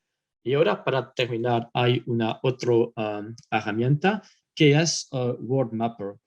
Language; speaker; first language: Spanish; non-native, fluent; French